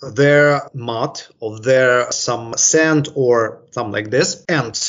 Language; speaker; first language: English; non-native, fluent; Ukrainian